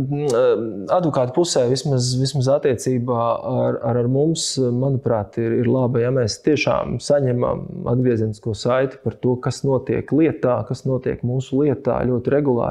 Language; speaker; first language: Latvian; native; Latvian